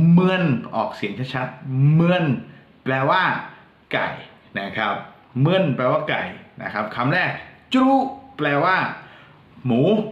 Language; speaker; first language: Thai; non-native, local second language; Northern Khmer